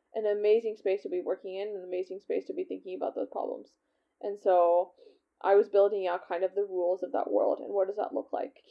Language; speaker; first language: English; native; English